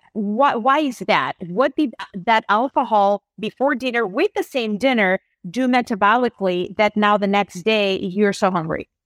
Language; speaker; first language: English; non-native, fluent; Spanish